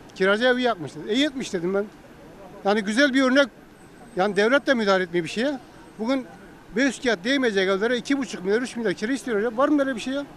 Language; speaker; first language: Turkish; native; Turkish